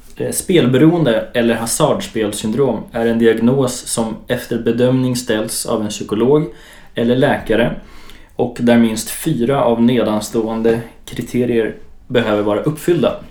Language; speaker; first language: Swedish; native; Swedish